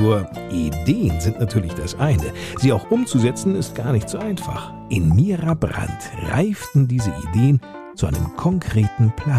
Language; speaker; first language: German; native; German